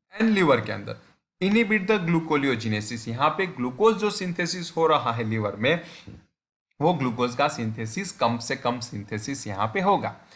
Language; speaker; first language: Hindi; non-native, local second language; Gujarati